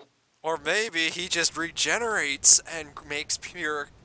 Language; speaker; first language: English; native; English